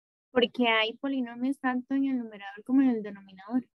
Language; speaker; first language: Spanish; native; Spanish